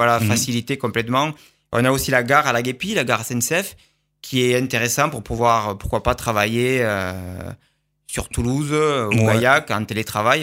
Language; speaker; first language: French; native; French